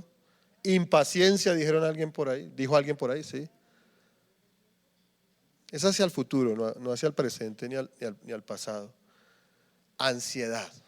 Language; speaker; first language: Spanish; native; Spanish